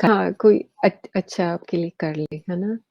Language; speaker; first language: Hindi; early bilingual, heritage; Hindi